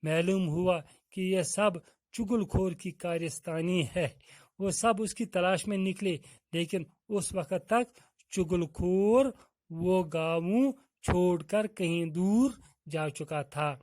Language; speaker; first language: Hindi; non-native, local second language; Kashmiri